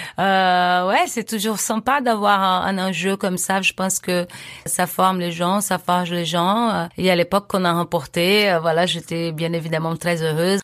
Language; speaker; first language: French; non-native, fluent; Portuguese